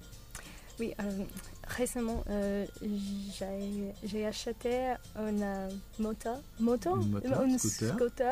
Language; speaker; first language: French; non-native, learner; English